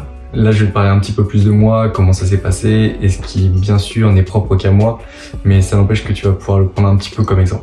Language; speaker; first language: French; native; French